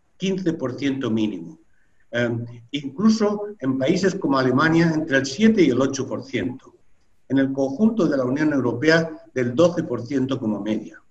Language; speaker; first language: Spanish; native; Spanish